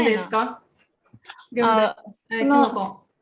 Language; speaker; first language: Japanese; non-native, fluent; Tatar